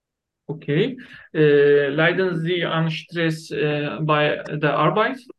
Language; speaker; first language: German; non-native, learner; Turkish